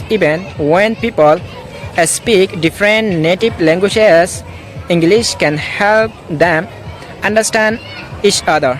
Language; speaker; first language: English; non-native, learner; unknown